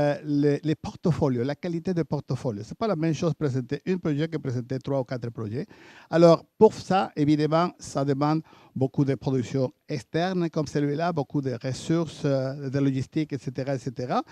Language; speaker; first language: French; native; French